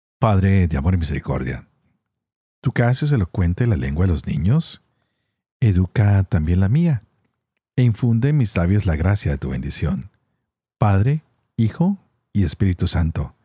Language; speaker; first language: Spanish; native; Spanish